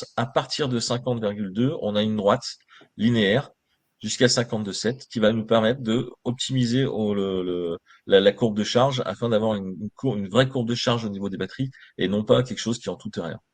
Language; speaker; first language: French; native; French